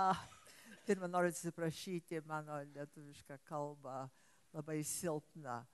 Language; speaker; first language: Lithuanian; early bilingual, heritage; English